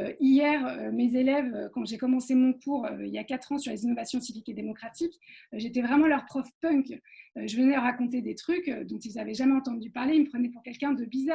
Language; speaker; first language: French; native; French